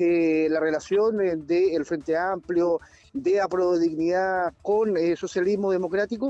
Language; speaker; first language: Spanish; native; Spanish